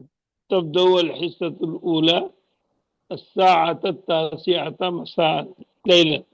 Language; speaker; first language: Arabic; non-native, fluent; Urdu